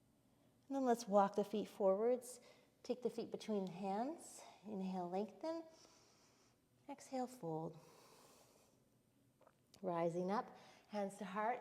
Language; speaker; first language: English; native; English